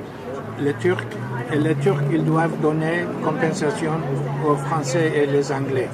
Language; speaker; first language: French; non-native, fluent; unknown